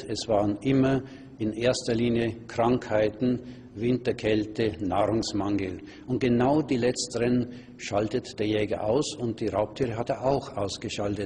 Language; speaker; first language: German; native; German